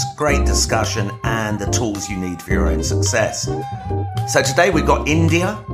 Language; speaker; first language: English; native; English